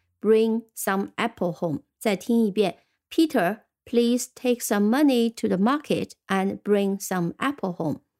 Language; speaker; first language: English; non-native, fluent; Chinese